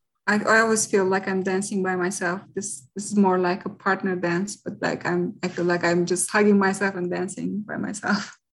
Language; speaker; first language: English; non-native, fluent; Turkish